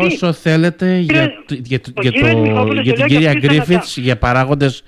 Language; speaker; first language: Greek; native; Greek